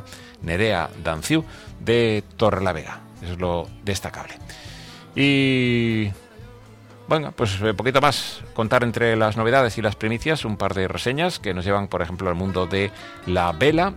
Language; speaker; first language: Spanish; native; Spanish